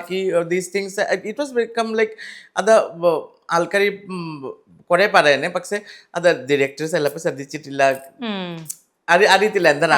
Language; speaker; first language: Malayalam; non-native, learner; Assamese